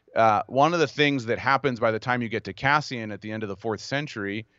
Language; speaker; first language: English; native; English